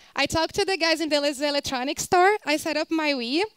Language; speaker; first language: English; non-native, fluent; Portuguese